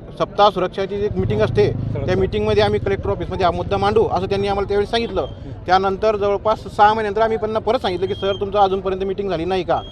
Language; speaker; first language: Marathi; native; Marathi